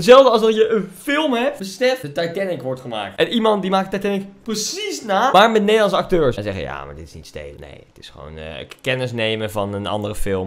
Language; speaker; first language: Dutch; native; Dutch